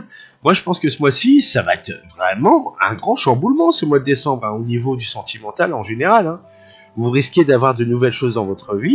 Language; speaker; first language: French; native; French